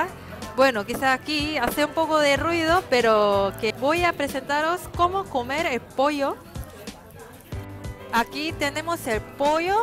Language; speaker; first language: Spanish; non-native, fluent; Korean